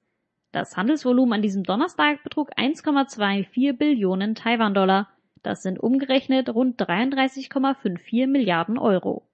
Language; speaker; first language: German; native; German